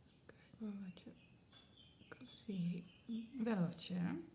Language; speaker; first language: Italian; non-native, learner; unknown